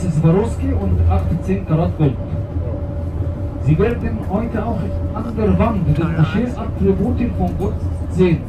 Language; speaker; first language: German; non-native, fluent; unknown